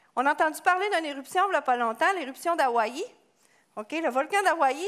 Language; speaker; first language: French; native; French